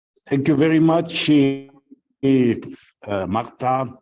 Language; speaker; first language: English; non-native, fluent; Romanian